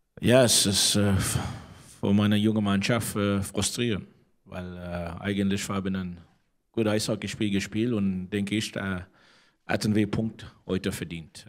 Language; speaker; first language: German; non-native, learner; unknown